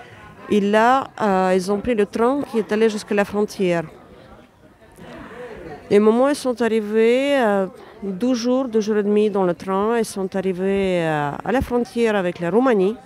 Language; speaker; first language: French; non-native, fluent; Ukrainian